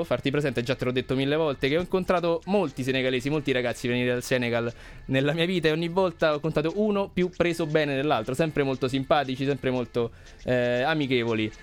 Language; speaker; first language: Italian; native; Italian